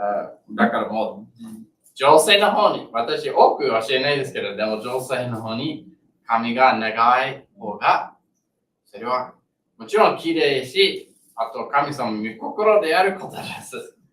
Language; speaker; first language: Japanese; non-native, learner; English